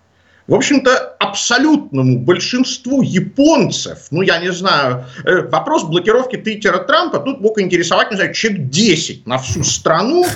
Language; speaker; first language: Russian; native; Russian